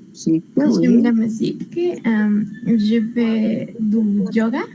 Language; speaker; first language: French; non-native, learner; Spanish